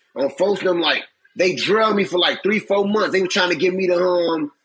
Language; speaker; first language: English; native; English